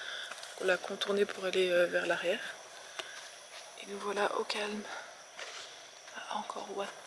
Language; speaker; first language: French; native; French